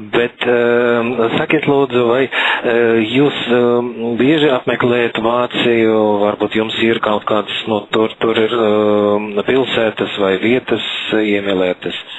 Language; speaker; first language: Latvian; non-native, local second language; Russian